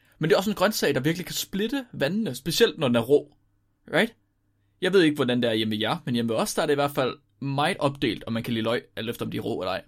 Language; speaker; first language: Danish; native; Danish